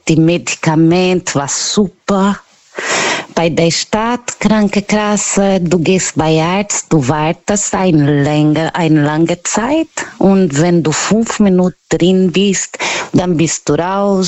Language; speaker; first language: German; non-native, learner; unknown